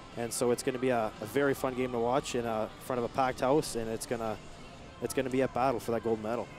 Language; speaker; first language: English; early bilingual, other home language; French